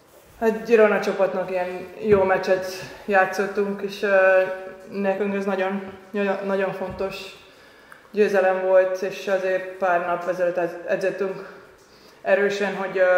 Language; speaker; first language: Hungarian; non-native, learner; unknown